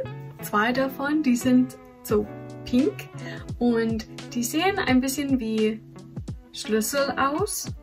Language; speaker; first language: German; non-native, fluent; English